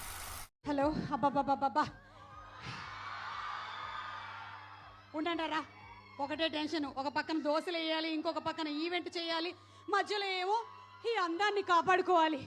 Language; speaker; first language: Telugu; native; Telugu